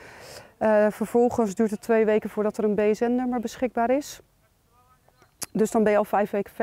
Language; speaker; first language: Dutch; native; Dutch